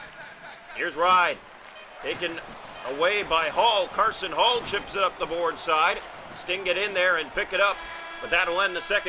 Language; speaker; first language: English; native; English